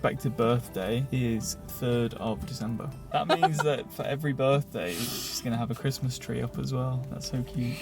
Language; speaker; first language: English; native; English